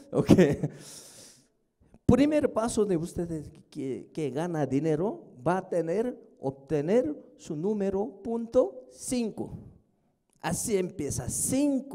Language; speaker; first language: Spanish; non-native, fluent; Korean